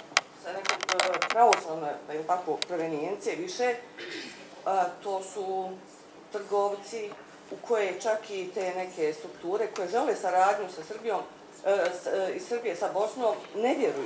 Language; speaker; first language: Bosnian; native; Bosnian